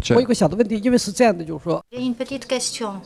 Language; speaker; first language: French; non-native, fluent; Chinese